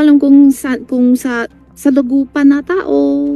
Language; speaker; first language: Filipino; non-native, learner; Chinese